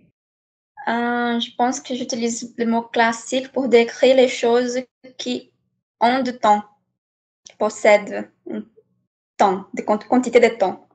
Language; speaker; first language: French; non-native, fluent; Portuguese